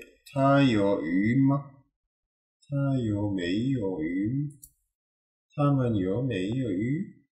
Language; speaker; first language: Chinese; non-native, learner; Korean